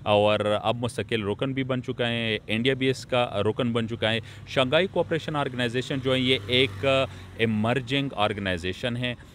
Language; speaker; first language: Urdu; non-native, local second language; Pashto